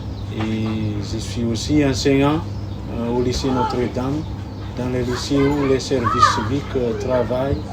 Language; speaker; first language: French; non-native, local second language; Malagasy